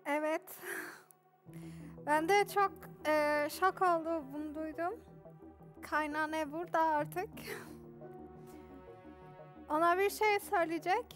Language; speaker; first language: Turkish; non-native, learner; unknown